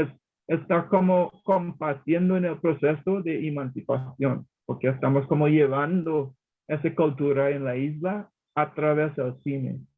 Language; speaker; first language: Spanish; non-native, learner; English